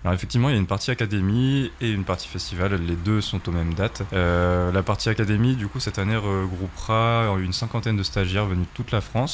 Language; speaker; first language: French; native; French